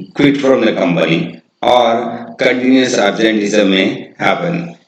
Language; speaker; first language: English; non-native, local second language; Kannada